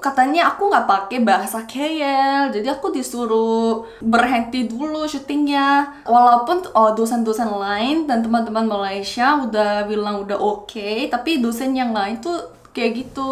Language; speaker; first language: Indonesian; non-native, fluent; Korean